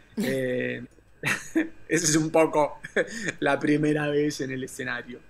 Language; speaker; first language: Spanish; native; Spanish